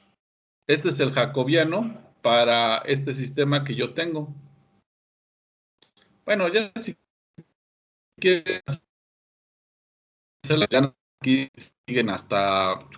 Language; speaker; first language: Spanish; native; Spanish